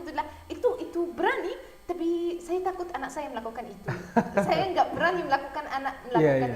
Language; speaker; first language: Indonesian; non-native, learner; Arabic